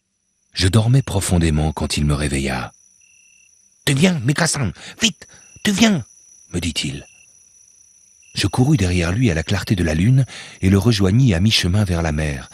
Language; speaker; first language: French; native; French